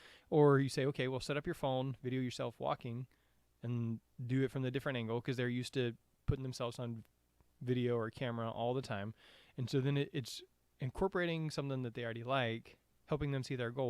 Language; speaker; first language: English; native; English